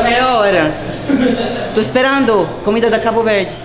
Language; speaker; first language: Portuguese; non-native, fluent; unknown